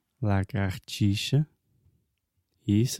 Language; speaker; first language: Portuguese; non-native, fluent; English